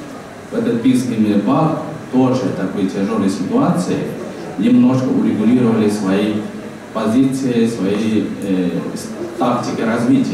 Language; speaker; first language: Russian; non-native, fluent; Chinese